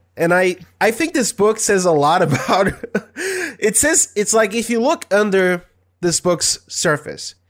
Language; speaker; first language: English; non-native, fluent; Portuguese